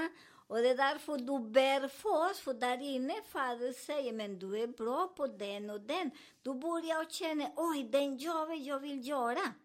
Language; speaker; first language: Swedish; non-native, learner; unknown